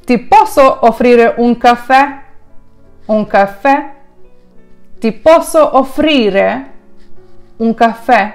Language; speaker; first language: Italian; non-native, fluent; Ukrainian